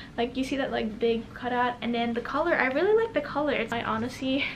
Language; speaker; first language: English; native; English